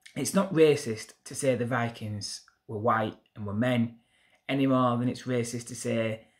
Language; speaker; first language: English; native; English